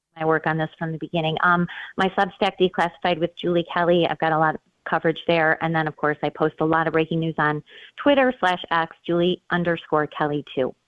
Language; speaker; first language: English; native; English